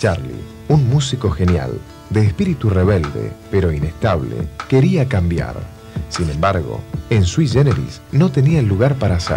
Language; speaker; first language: Spanish; native; Spanish